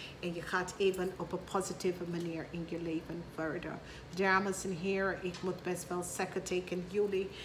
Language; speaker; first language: Dutch; non-native, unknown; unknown